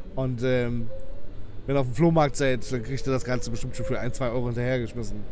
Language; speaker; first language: German; native; German